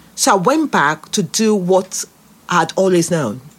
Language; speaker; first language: English; non-native, local second language; Yoruba